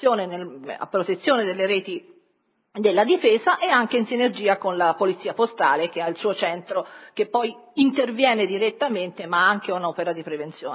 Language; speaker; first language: Italian; native; Italian